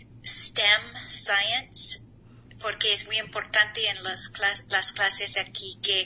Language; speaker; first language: Spanish; non-native, learner; English